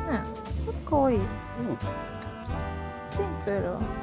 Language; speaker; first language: Swedish; non-native, learner; Japanese